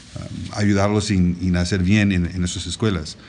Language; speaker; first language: Spanish; non-native, learner; English